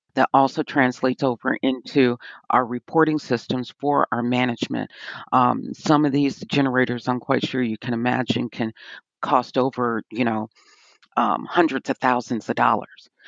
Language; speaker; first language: English; native; English